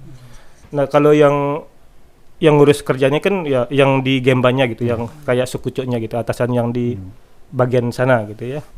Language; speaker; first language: Indonesian; native; Indonesian